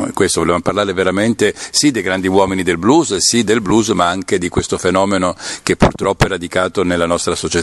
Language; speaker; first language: Italian; native; Italian